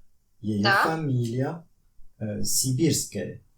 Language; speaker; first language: Russian; non-native, learner; French